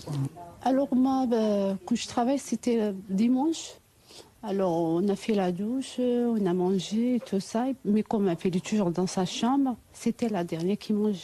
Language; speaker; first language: French; non-native, fluent; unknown